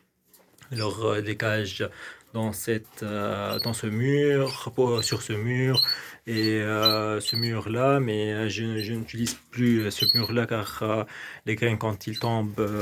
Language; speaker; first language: French; non-native, local second language; Arabic